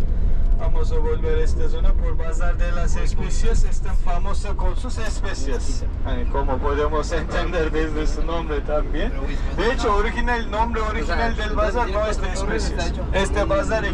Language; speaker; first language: Spanish; non-native, fluent; Turkish